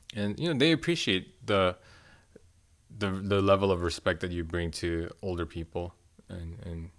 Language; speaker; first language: English; early bilingual, other home language; Korean